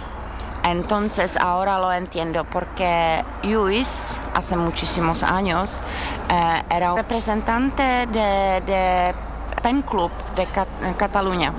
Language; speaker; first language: Spanish; non-native, learner; Czech